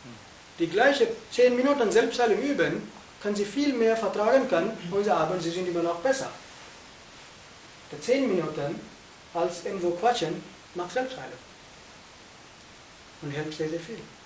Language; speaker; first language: German; non-native, fluent; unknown